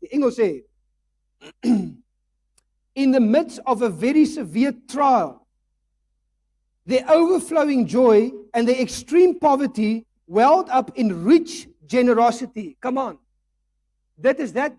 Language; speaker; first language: English; non-native, local second language; Afrikaans